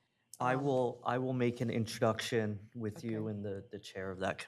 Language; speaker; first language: English; native; English